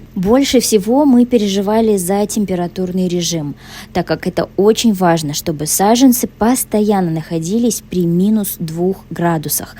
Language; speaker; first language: Russian; native; Russian